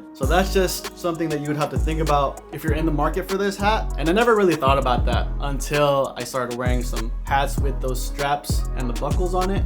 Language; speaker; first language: English; native; English